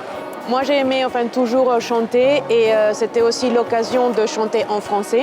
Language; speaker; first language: French; non-native, fluent; Spanish